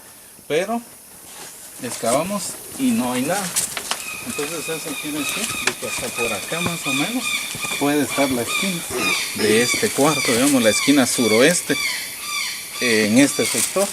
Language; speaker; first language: Spanish; native; Spanish